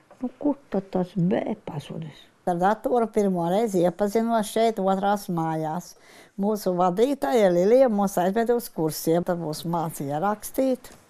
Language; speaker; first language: Latvian; native; Latvian